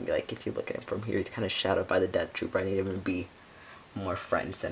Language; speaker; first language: English; native; English